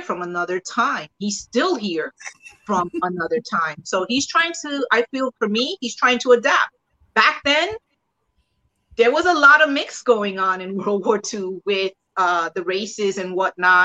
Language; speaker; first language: English; early bilingual, other home language; Spanish